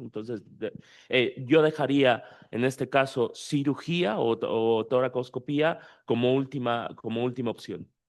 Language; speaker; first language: Spanish; native; Spanish